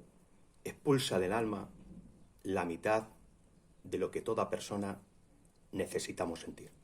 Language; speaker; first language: Spanish; native; Spanish